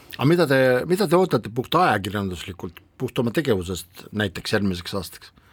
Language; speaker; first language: Estonian; non-native, local second language; Russian